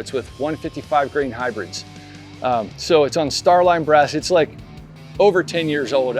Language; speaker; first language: English; native; English